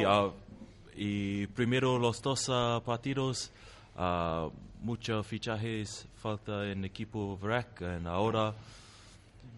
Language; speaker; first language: Spanish; non-native, learner; Tongan